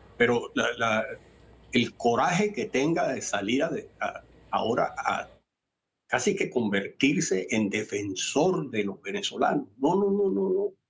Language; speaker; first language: Spanish; native; Spanish